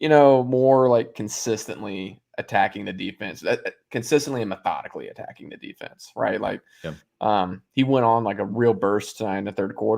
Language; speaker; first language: English; native; English